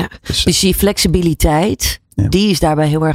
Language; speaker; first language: Dutch; native; Dutch